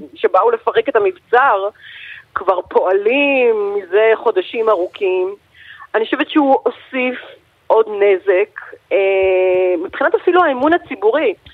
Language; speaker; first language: Hebrew; native; Hebrew